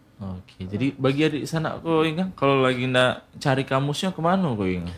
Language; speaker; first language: Indonesian; native; Indonesian